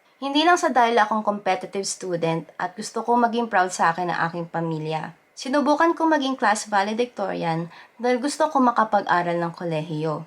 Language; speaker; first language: Filipino; native; Filipino